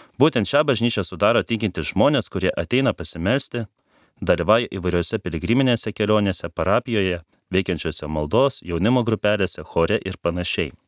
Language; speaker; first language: Lithuanian; native; Lithuanian